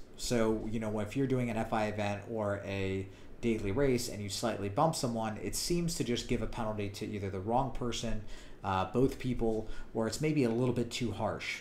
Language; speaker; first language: English; native; English